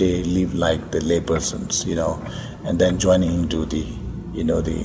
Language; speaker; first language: English; non-native, local second language; Tibetan